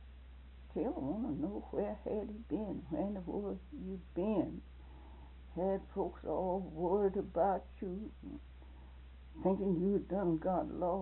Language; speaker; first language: English; native; English